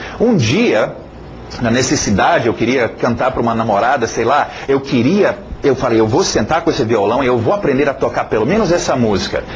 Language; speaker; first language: Portuguese; non-native, fluent; English